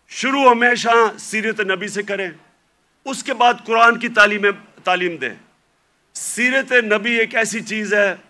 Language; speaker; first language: Urdu; native; Urdu